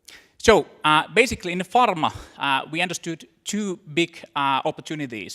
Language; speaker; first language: English; non-native, fluent; Finnish